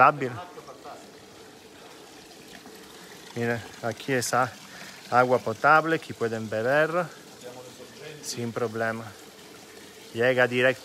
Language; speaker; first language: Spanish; non-native, fluent; Italian